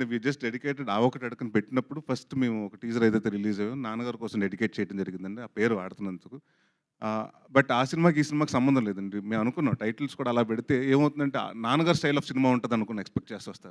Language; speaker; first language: Telugu; native; Telugu